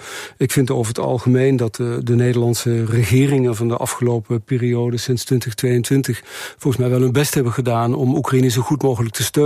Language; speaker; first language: Dutch; native; Dutch